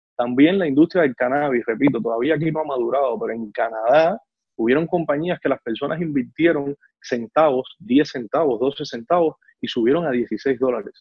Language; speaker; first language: Spanish; native; Spanish